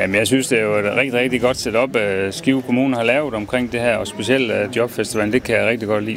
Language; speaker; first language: Danish; native; Danish